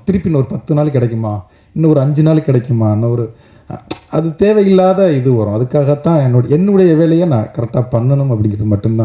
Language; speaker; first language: Tamil; native; Tamil